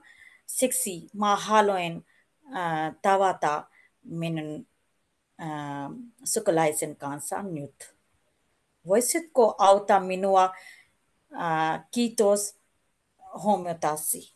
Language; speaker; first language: Finnish; non-native, learner; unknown